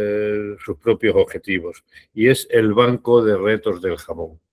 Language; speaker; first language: Spanish; native; Spanish